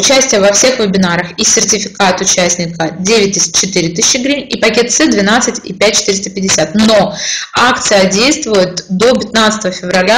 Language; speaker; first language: Russian; native; Russian